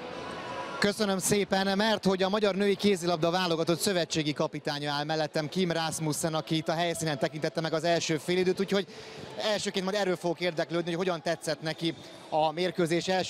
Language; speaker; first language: Hungarian; native; Hungarian